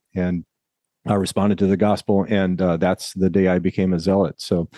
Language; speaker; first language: English; native; English